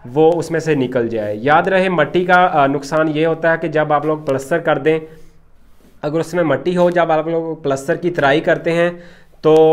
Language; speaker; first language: Urdu; non-native, local second language; Punjabi